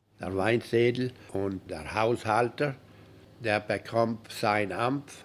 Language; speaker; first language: German; early bilingual, heritage; German